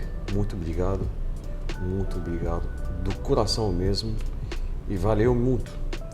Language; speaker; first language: Portuguese; non-native, fluent; Arabic